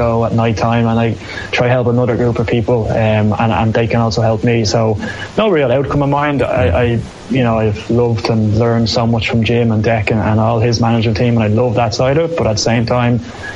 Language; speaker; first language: English; native; English